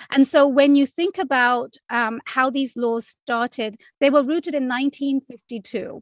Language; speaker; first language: English; native; English